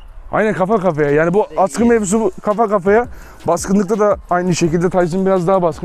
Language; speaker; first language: Turkish; native; Turkish